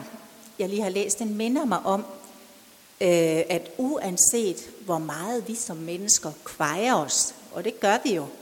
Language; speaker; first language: Danish; native; Danish